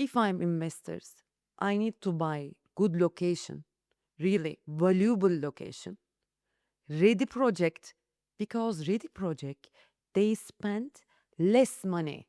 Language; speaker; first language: English; non-native, learner; Turkish